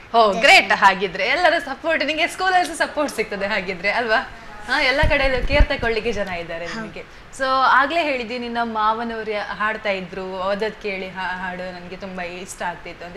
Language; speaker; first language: Kannada; non-native, local second language; Tulu